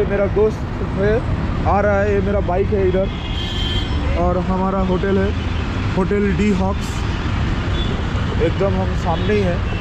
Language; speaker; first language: Hindi; non-native, local second language; Bangla